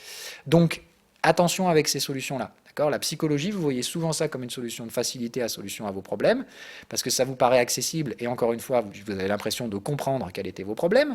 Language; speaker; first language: French; native; French